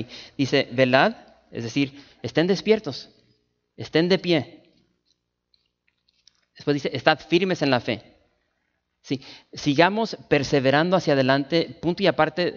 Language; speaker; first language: Spanish; native; Spanish